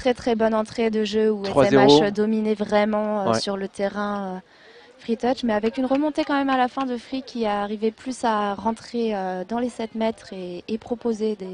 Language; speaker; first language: French; native; French